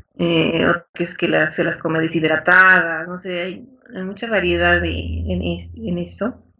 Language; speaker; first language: Spanish; native; Spanish